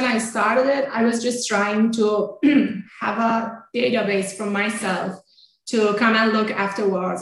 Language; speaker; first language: English; non-native, fluent; Azerbaijani